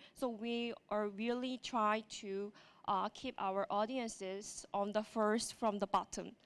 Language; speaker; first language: English; non-native, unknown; Korean